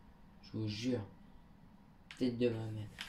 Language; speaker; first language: French; native; French